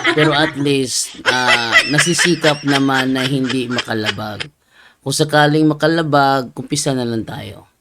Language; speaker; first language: Filipino; native; Filipino